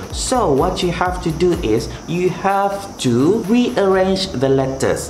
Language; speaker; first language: English; non-native, local second language; Malay